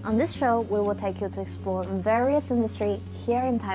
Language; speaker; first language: English; non-native, fluent; Chinese